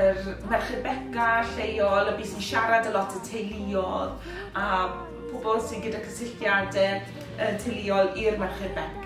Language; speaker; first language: Welsh; native; Welsh